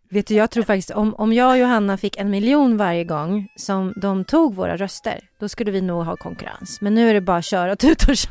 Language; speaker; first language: Swedish; native; Swedish